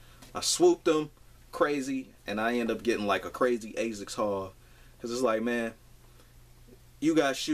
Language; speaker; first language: English; native; English